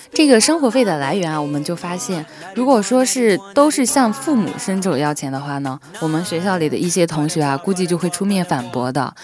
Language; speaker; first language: Chinese; native; Chinese